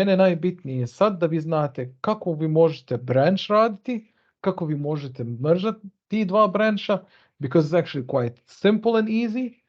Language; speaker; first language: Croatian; early bilingual, heritage; Bosnian